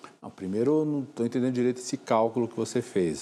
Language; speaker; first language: Portuguese; native; Portuguese